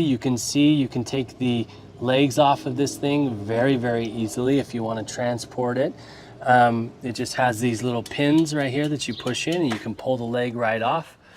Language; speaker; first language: English; native; English